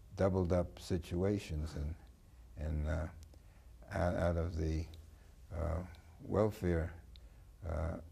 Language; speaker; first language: English; native; English